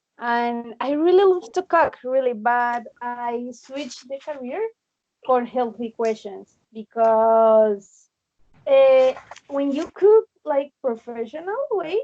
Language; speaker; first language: English; non-native, learner; Spanish